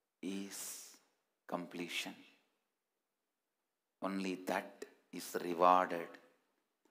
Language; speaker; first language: English; non-native, local second language; Tamil